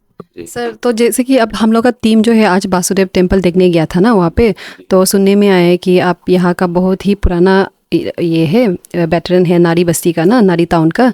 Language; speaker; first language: Hindi; non-native, local second language; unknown